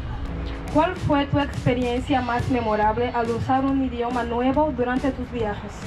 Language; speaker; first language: Spanish; non-native, learner; Portuguese